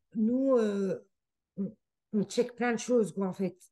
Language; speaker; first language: French; native; French